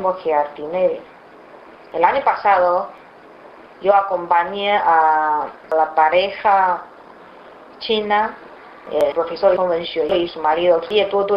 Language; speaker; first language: Spanish; non-native, fluent; Chinese